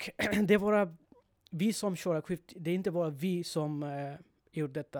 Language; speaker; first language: Swedish; non-native, learner; Bangla